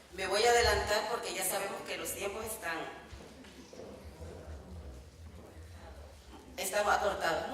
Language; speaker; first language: Spanish; native; Spanish